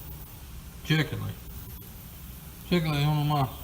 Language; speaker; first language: Spanish; non-native, learner; English